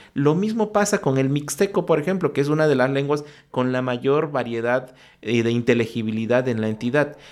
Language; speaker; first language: Spanish; non-native, local second language; Mixtepec Mixtec